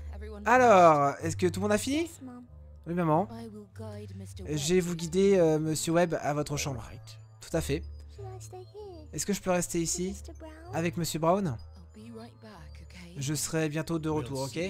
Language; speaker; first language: French; native; French